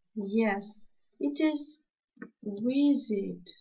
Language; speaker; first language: English; non-native, fluent; Russian